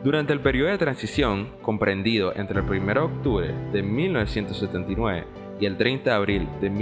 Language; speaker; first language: Spanish; native; Spanish